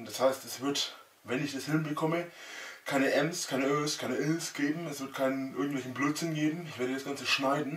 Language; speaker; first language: German; native; German